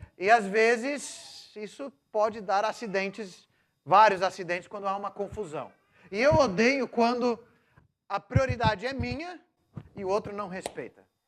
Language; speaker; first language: Portuguese; non-native, local second language; English